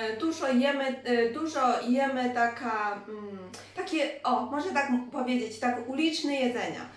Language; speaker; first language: Polish; non-native, learner; Chinese